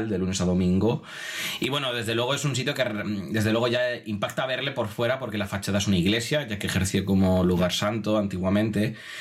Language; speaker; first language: Spanish; native; Spanish